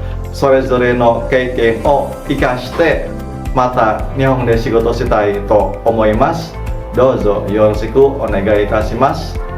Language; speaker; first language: Japanese; non-native, learner; Indonesian